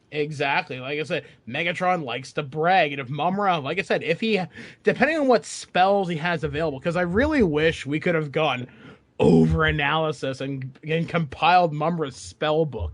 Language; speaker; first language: English; native; English